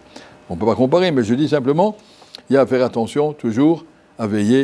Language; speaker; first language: French; native; French